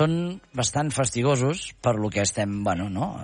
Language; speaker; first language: Catalan; native; Catalan